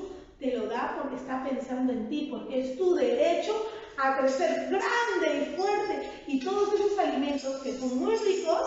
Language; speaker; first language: Spanish; native; Spanish